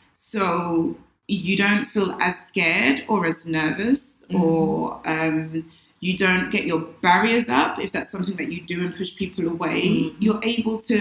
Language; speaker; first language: English; native; English